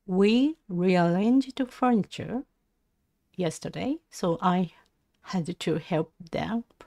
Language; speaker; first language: English; non-native, learner; Japanese